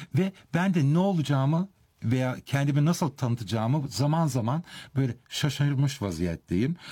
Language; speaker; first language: Turkish; early bilingual, heritage; Turkish